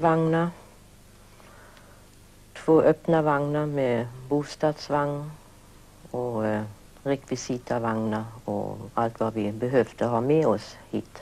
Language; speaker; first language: Swedish; early bilingual, other home language; German